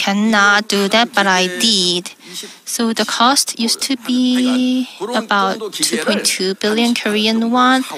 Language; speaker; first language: English; non-native, fluent; Korean